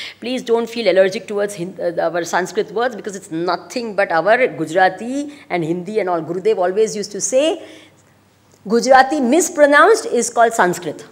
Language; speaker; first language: English; non-native, local second language; Gujarati